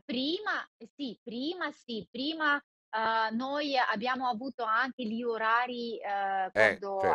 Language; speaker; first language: Italian; non-native, fluent; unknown